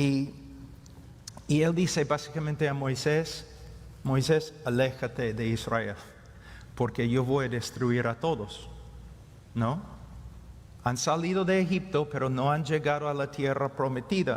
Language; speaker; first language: Spanish; non-native, fluent; English